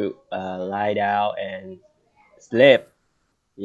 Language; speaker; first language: English; non-native, learner; Vietnamese